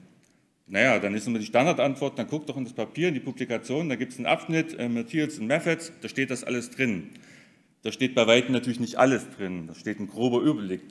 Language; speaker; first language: German; native; German